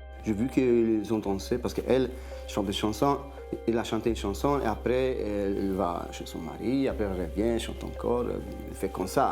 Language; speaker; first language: French; non-native, fluent; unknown